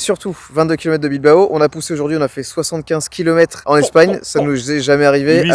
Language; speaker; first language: French; native; French